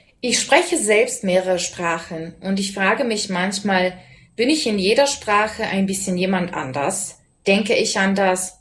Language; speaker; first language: German; non-native, fluent; Serbian